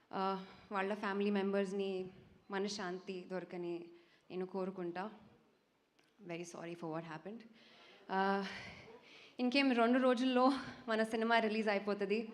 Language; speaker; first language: Telugu; non-native, fluent; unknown